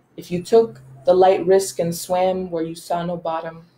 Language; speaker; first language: English; non-native, local second language; Spanish